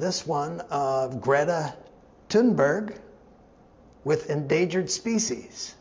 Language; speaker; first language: English; native; English